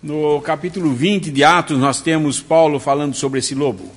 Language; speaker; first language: Portuguese; native; Portuguese